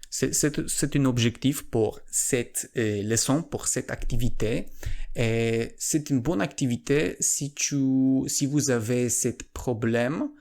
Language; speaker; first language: French; non-native, learner; Polish